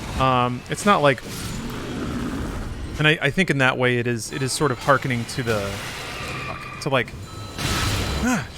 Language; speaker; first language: English; native; English